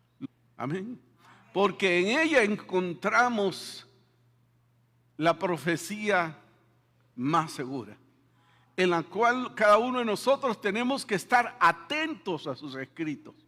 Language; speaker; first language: Spanish; native; Spanish